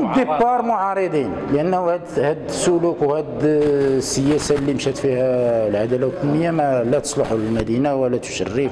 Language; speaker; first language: Arabic; native; Arabic